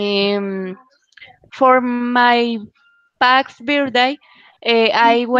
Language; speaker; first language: English; non-native, learner; Spanish